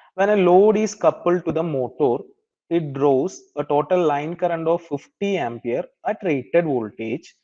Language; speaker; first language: English; non-native, local second language; Malayalam